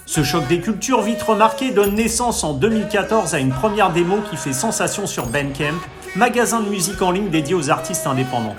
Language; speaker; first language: French; native; French